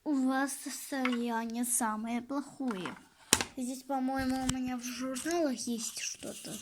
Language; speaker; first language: Russian; non-native, local second language; Kazakh